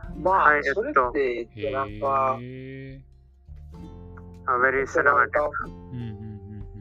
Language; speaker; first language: Japanese; non-native, learner; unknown